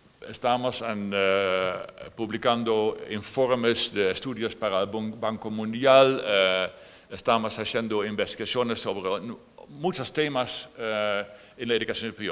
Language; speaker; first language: Spanish; non-native, fluent; Dutch